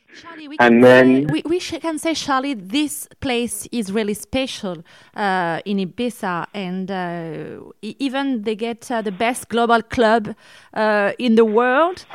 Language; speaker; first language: English; non-native, learner; French